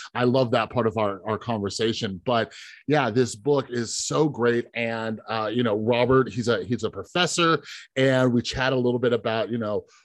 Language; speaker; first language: English; native; English